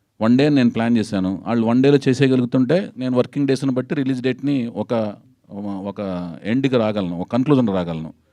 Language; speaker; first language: Telugu; native; Telugu